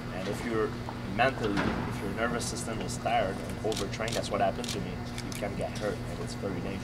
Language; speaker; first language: English; non-native, fluent; French